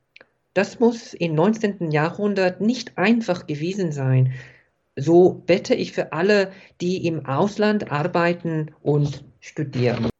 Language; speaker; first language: German; non-native, fluent; Korean